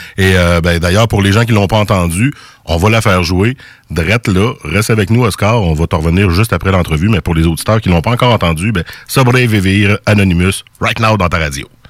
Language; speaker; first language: French; native; French